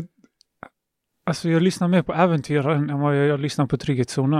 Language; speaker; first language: Swedish; early bilingual, other home language; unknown